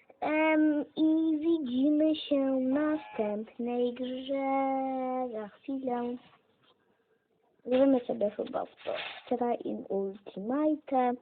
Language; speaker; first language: Polish; native; Polish